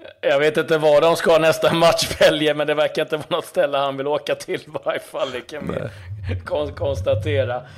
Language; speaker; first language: Swedish; native; Swedish